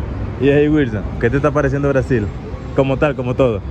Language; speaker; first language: Spanish; native; Spanish